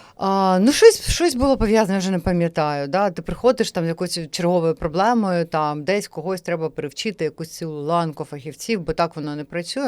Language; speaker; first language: Ukrainian; native; Ukrainian